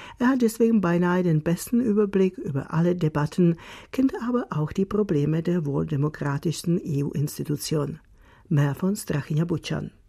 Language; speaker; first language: German; non-native, fluent; Czech